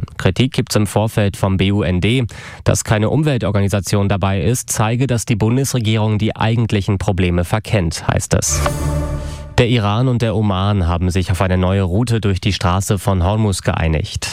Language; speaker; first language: German; native; German